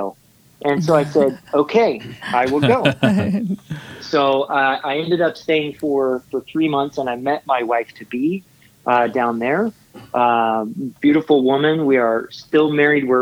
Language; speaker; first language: English; native; English